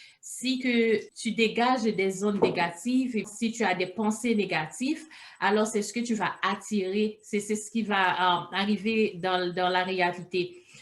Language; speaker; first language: French; non-native, local second language; Haitian Creole